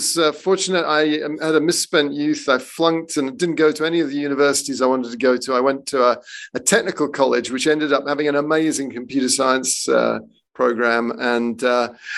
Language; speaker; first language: English; native; English